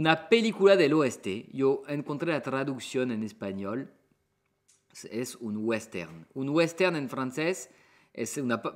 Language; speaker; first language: Spanish; non-native, fluent; French